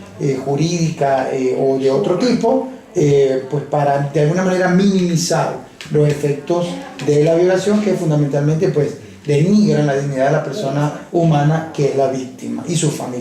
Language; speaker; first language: Spanish; native; Spanish